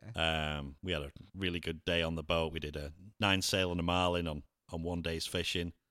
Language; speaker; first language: English; native; English